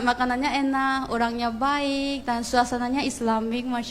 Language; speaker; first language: Indonesian; non-native, fluent; Korean